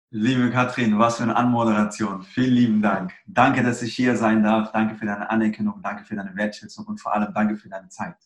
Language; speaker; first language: German; early bilingual, other home language; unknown